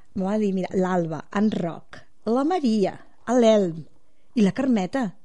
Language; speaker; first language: Catalan; non-native, local second language; Spanish